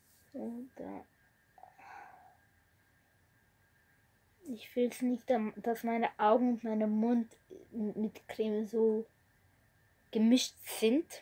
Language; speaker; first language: German; non-native, learner; Bulgarian